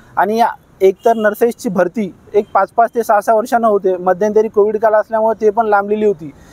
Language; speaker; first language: Marathi; native; Marathi